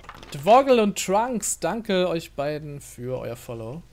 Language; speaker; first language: German; native; German